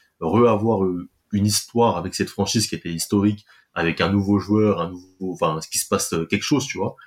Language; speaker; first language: French; native; French